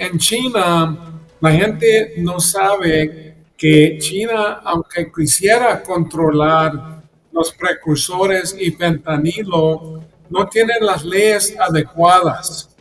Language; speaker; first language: Spanish; early bilingual, heritage; Spanish